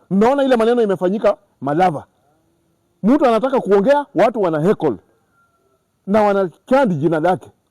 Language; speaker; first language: Swahili; non-native, local second language; Luyia